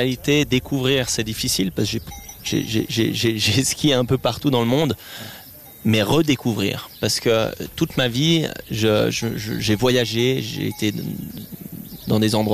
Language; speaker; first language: French; native; French